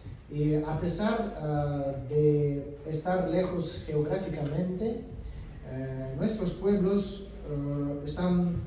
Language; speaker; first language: Spanish; non-native, fluent; Russian